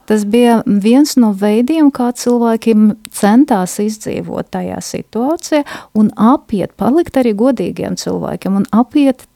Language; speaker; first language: Latvian; non-native, local second language; Russian